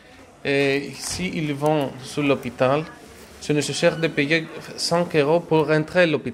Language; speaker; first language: French; non-native, learner; Greek